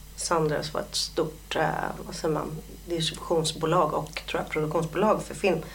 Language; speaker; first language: Swedish; early bilingual, other home language; Polish